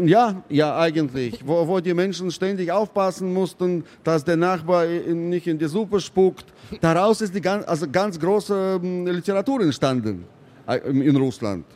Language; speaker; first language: German; non-native, fluent; Russian